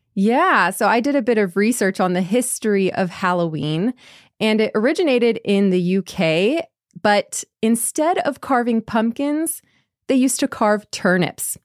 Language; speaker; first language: English; native; English